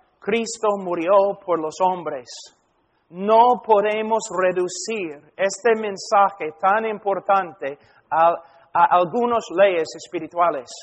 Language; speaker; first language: Spanish; non-native, fluent; English